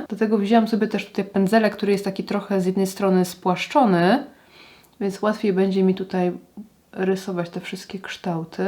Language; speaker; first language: Polish; native; Polish